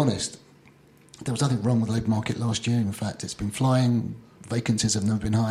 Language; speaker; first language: English; native; English